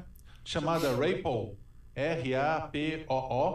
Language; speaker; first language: Portuguese; native; Portuguese